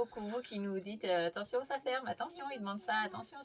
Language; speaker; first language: French; native; French